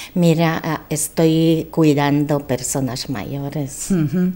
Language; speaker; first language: Spanish; non-native, learner; Polish